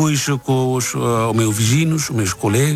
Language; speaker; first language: Portuguese; non-native, learner; Bangla